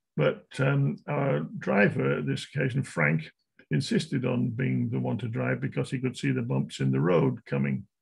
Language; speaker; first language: English; native; English